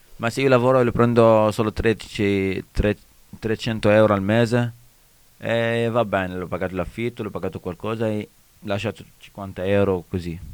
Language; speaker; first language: Italian; non-native, learner; Arabic